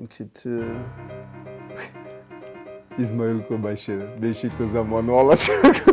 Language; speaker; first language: Turkish; non-native, learner; Portuguese